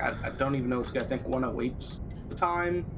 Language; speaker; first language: English; native; English